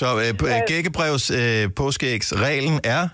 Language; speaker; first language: Danish; native; Danish